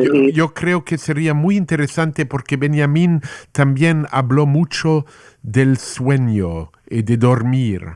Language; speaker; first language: Spanish; non-native, learner; English